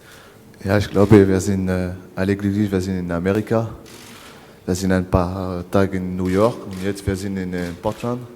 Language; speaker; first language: German; non-native, learner; French